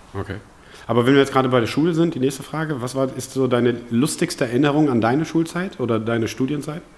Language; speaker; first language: German; native; German